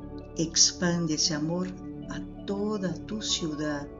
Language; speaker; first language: Spanish; non-native, fluent; Portuguese